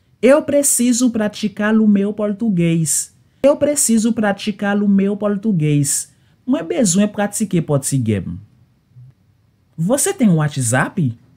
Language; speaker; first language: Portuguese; non-native, learner; Haitian Creole